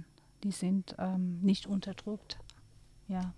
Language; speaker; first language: German; non-native, fluent; Persian